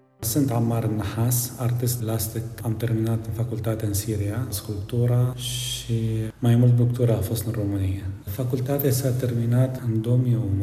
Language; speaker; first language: Romanian; non-native, learner; Arabic